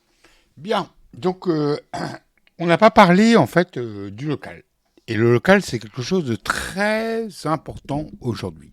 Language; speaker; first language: French; native; French